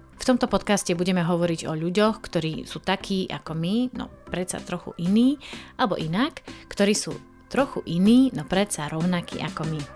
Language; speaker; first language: Slovak; native; Slovak